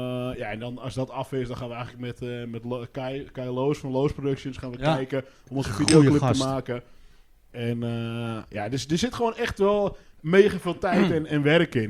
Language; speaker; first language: Dutch; native; Dutch